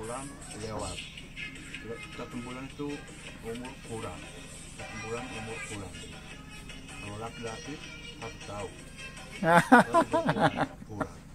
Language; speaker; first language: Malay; non-native, local second language; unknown